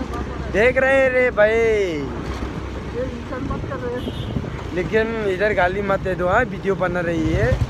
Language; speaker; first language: Hindi; non-native, local second language; Garo